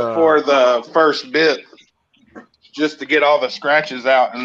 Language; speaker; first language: English; native; English